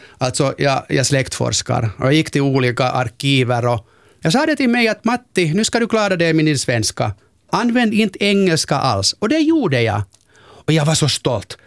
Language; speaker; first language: Swedish; non-native, local second language; Finnish